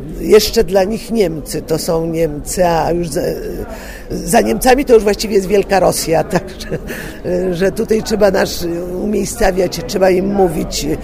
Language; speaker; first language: Polish; native; Polish